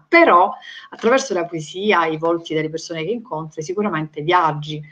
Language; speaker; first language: Italian; native; Italian